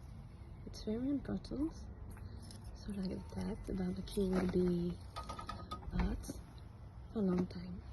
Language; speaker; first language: English; non-native, fluent; French